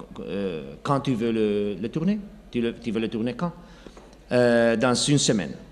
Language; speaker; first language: French; non-native, learner; Spanish